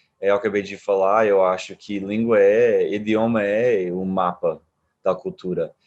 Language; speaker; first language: Portuguese; non-native, fluent; English